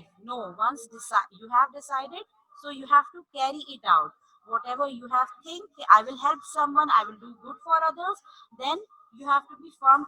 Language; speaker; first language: English; non-native, local second language; Urdu